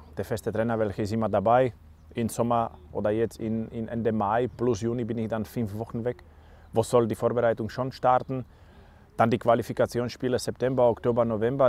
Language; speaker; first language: German; non-native, learner; Slovak